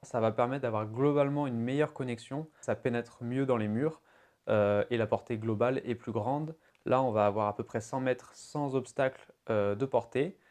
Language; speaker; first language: French; native; French